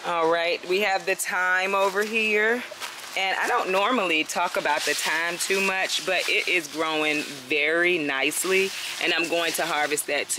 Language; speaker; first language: English; native; English